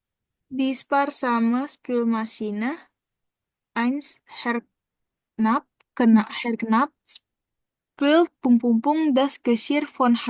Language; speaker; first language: German; non-native, learner; Indonesian